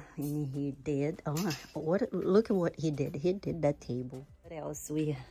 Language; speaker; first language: English; non-native, fluent; Portuguese